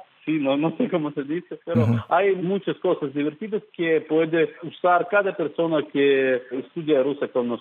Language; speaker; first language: Spanish; non-native, fluent; Russian